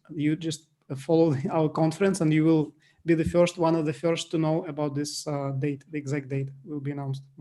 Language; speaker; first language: English; non-native, fluent; Russian